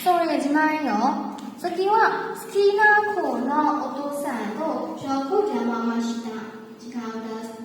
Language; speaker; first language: Japanese; non-native, learner; Burmese